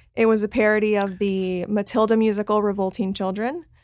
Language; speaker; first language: English; native; English